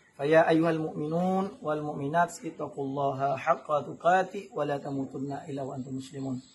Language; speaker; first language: Malay; non-native, local second language; Achinese